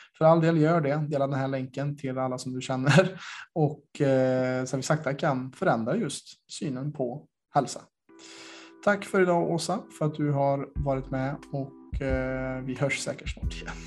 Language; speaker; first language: Swedish; native; Swedish